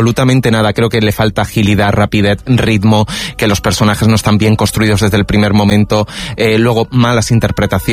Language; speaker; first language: Spanish; native; Spanish